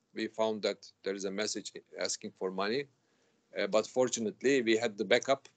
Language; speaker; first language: English; non-native, fluent; Turkish